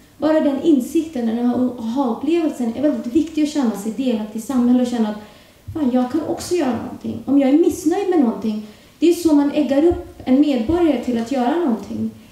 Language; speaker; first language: Swedish; early bilingual, other home language; Urdu